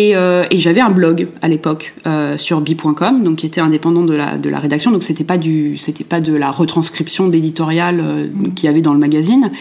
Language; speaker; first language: French; early bilingual, other home language; German